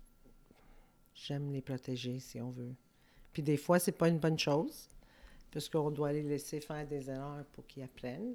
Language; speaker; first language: French; native; French